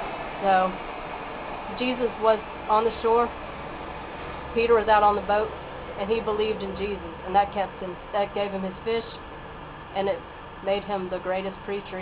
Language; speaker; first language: English; native; English